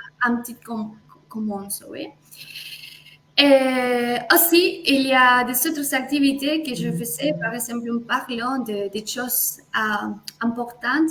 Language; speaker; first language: French; non-native, fluent; Spanish